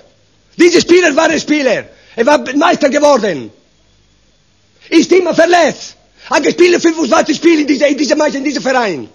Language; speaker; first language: German; non-native, learner; Italian